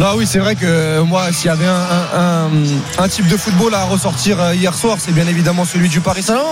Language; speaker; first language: French; native; French